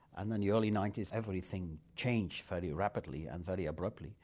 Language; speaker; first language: English; non-native, fluent; Dutch